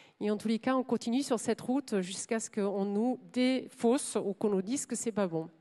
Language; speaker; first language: French; non-native, fluent; German